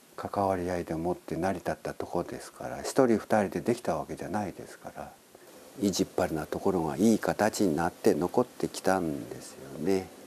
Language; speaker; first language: Japanese; native; Japanese